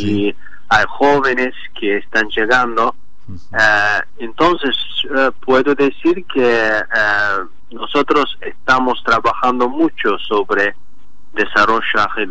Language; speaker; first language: Spanish; non-native, learner; Azerbaijani